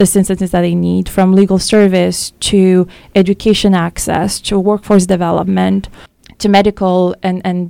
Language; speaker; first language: English; non-native, fluent; French